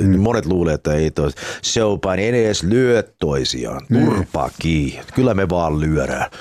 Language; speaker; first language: Finnish; early bilingual, heritage; Finnish